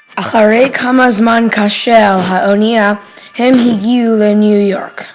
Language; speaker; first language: Hebrew; non-native, learner; English